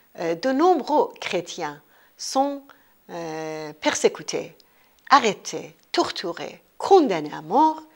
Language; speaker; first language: French; non-native, fluent; Persian